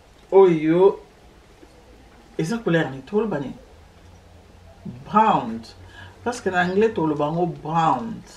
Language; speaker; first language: French; non-native, local second language; Lingala